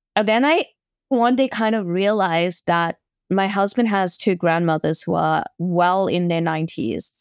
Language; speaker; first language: English; native; English